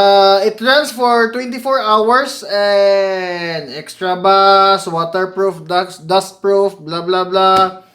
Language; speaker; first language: English; non-native, local second language; Filipino